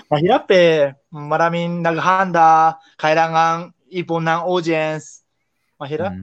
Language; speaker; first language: Filipino; non-native, learner; Japanese